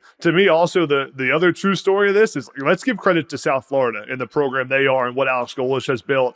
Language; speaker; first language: English; native; English